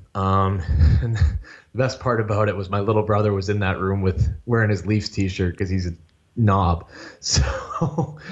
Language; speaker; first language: English; native; English